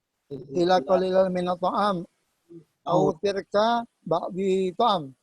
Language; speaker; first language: Arabic; non-native, learner; Indonesian